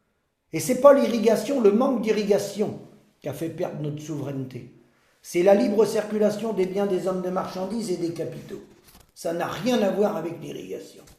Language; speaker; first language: French; native; French